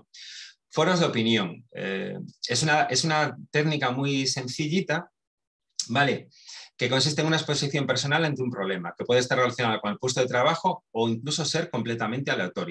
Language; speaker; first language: Spanish; native; Spanish